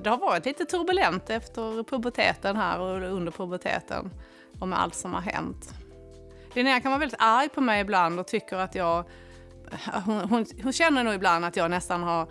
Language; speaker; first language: Swedish; native; Swedish